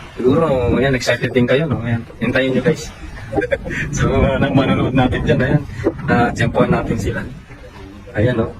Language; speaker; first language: Filipino; non-native, local second language; Pampanga